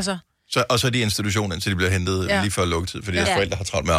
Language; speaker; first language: Danish; native; Danish